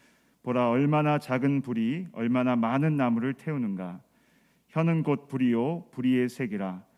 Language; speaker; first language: Korean; native; Korean